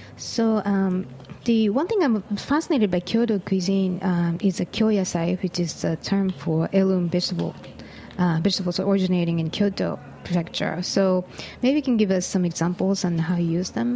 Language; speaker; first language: English; non-native, fluent; Japanese